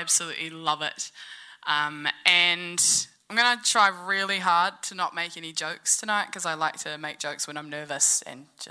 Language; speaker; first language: English; native; English